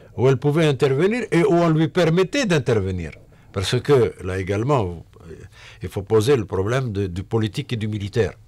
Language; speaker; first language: French; non-native, local second language; Arabic